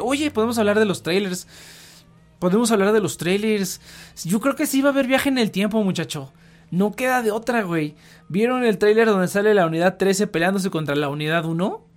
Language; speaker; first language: Spanish; native; Spanish